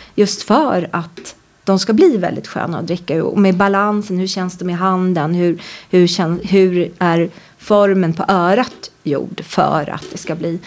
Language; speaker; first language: Swedish; native; Swedish